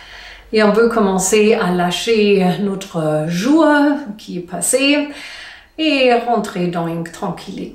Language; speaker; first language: French; non-native, learner; German